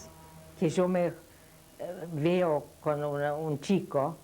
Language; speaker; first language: Spanish; non-native, fluent; Yiddish